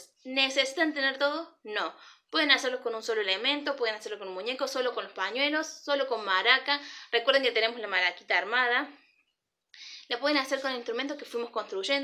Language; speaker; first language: Spanish; native; Spanish